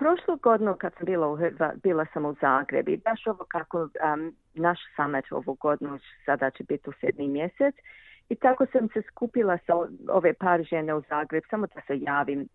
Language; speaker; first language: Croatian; early bilingual, heritage; Croatian